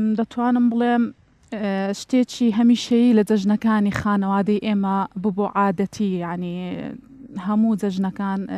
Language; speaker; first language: Central Kurdish; native; Central Kurdish